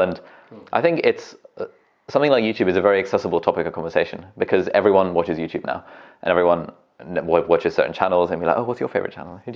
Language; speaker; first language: English; native; English